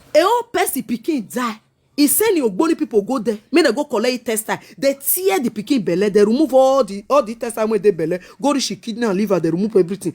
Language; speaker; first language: Nigerian Pidgin; non-native, local second language; Esan